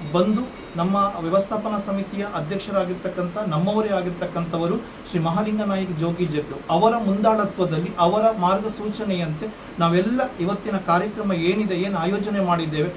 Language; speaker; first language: Kannada; non-native, local second language; Marathi